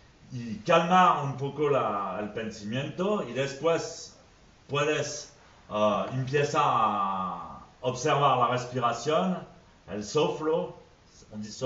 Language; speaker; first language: Spanish; non-native, fluent; French